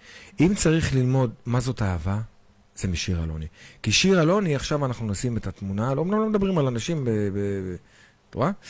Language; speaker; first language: Hebrew; native; Hebrew